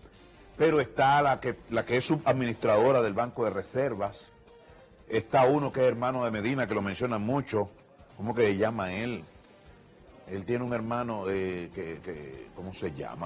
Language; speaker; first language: Spanish; native; Spanish